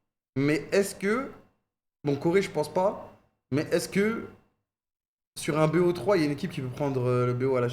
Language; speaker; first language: French; native; French